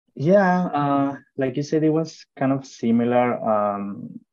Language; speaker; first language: English; non-native, fluent; Spanish